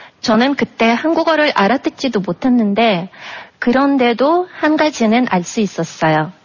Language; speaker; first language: Korean; non-native, fluent; Russian